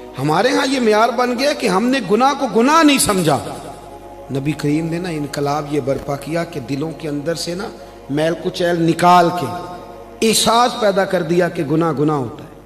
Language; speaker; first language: Urdu; non-native, local second language; Punjabi